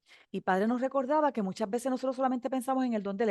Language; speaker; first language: Spanish; native; Spanish